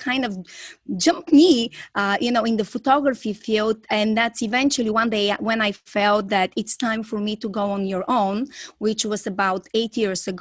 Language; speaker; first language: English; non-native, fluent; Bulgarian